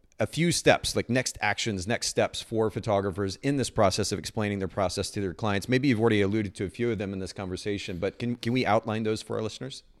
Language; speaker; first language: English; native; English